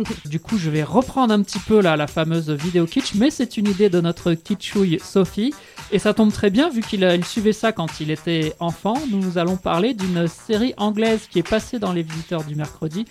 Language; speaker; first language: French; native; French